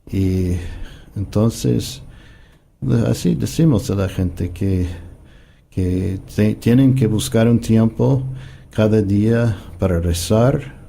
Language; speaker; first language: Spanish; non-native, fluent; English